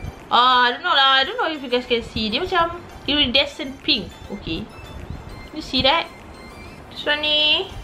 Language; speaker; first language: English; non-native, local second language; Malay